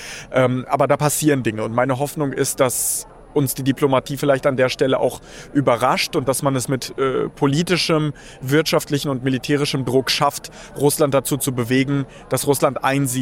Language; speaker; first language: German; early bilingual, other home language; Russian